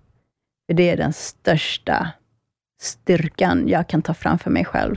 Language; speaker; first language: Swedish; early bilingual, other home language; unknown